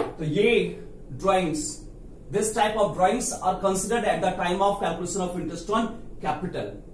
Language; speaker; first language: Hindi; native; Hindi